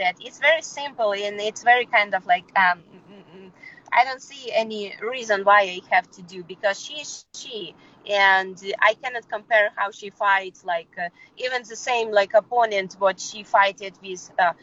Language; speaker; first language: English; non-native, fluent; Russian